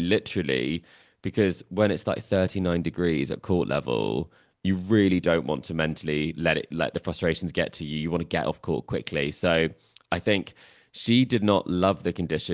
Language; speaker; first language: English; native; English